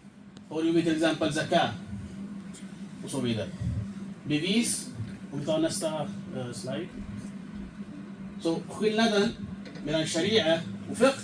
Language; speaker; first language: Swedish; non-native, fluent; Urdu